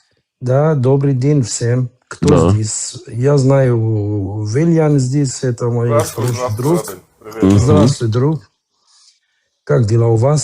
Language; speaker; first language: Russian; non-native, learner; Kurdish